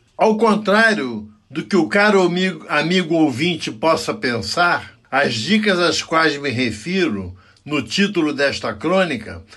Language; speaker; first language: Portuguese; native; Portuguese